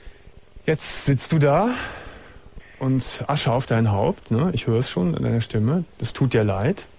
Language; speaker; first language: German; native; German